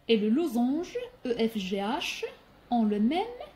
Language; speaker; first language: French; non-native, local second language; Arabic